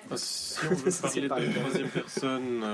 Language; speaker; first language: French; native; French